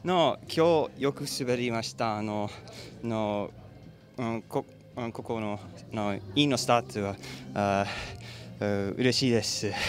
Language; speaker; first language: Japanese; non-native, learner; English